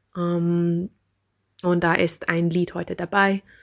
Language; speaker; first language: German; non-native, fluent; English